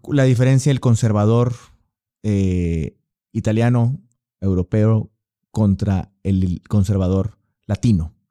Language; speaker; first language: Spanish; native; Spanish